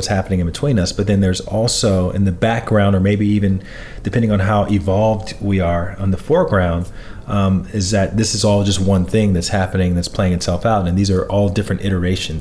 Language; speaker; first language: English; native; English